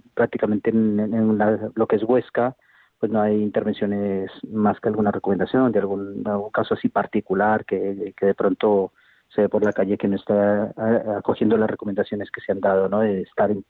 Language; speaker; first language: Spanish; native; Spanish